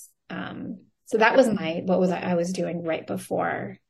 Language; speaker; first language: English; native; English